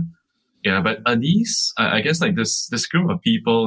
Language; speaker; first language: English; native; English